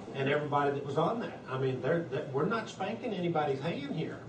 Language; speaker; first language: English; native; English